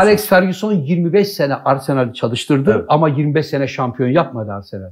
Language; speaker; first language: Turkish; native; Turkish